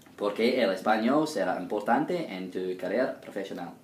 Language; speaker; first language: Spanish; non-native, learner; English